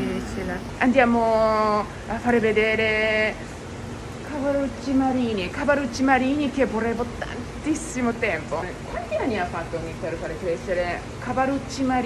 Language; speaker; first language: Italian; non-native, learner; Japanese